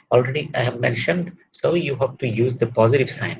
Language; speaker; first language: English; non-native, local second language; Bangla